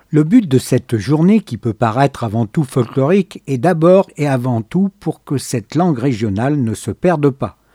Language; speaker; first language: French; native; French